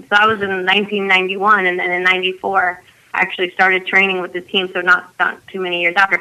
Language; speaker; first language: English; native; English